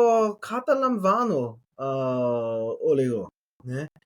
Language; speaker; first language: Greek; non-native, learner; English